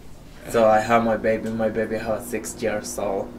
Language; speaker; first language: English; non-native, learner; Spanish